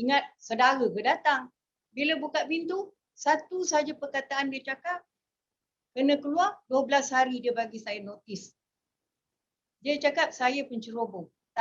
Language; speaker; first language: Malay; native; Malay